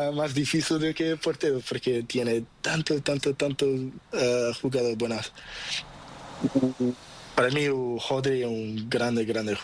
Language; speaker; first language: Spanish; non-native, learner; Portuguese